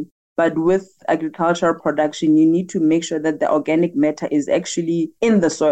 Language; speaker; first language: English; non-native, local second language; Tswana